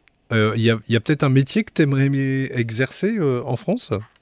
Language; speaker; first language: French; native; French